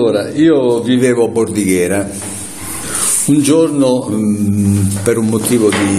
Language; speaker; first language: Italian; native; Italian